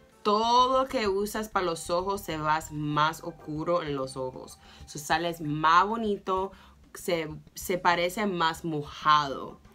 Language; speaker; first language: Spanish; early bilingual, heritage; English